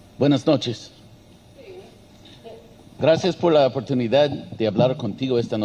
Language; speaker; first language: Spanish; non-native, learner; English